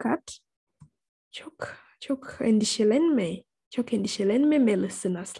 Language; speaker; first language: Turkish; non-native, fluent; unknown